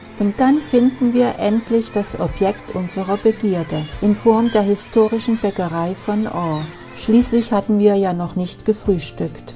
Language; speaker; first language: German; native; German